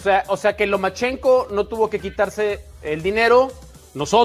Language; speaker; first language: Spanish; native; Spanish